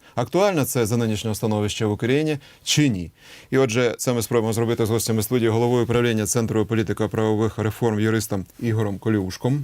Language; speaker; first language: Ukrainian; native; Ukrainian